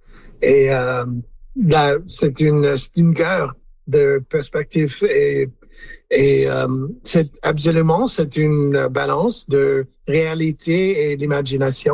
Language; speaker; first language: French; non-native, learner; English